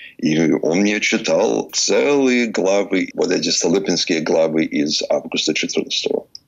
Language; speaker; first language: Russian; early bilingual, heritage; Russian